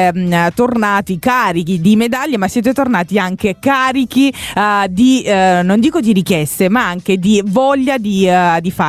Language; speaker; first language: Italian; native; Italian